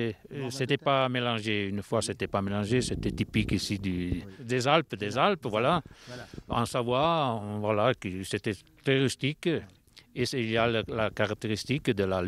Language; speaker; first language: French; non-native, local second language; Italian